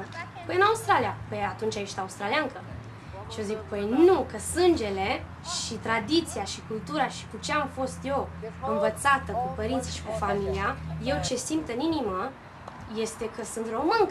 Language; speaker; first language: Romanian; early bilingual, heritage; Romanian